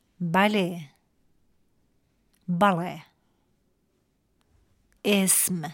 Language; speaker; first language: Persian; non-native, local second language; Central Kurdish